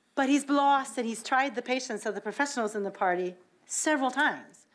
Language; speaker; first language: English; native; English